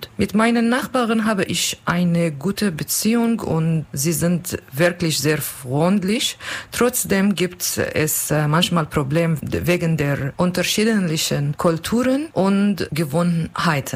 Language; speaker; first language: German; non-native, learner; Kurdish